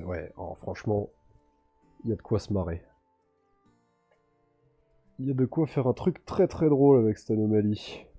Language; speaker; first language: French; native; French